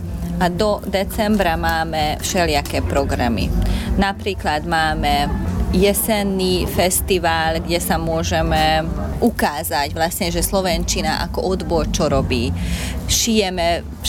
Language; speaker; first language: Slovak; non-native, local second language; Hungarian